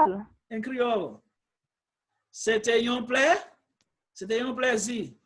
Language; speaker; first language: Portuguese; non-native, fluent; Haitian Creole